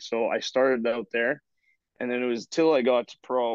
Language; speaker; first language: English; native; English